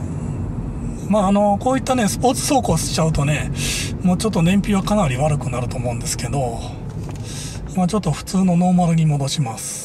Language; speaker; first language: Japanese; native; Japanese